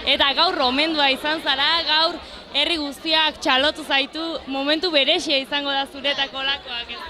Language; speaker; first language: Basque; native; Basque